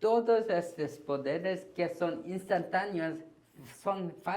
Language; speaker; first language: Spanish; non-native, learner; Korean